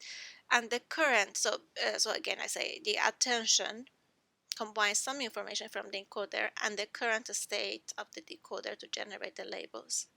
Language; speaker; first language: English; non-native, fluent; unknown